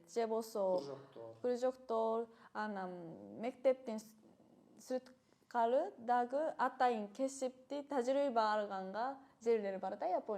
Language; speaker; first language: Kyrgyz; non-native, fluent; Japanese